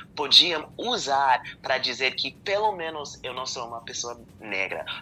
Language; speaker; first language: Portuguese; non-native, fluent; English